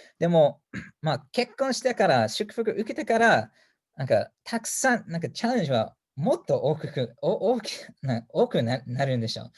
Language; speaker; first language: Japanese; non-native, fluent; English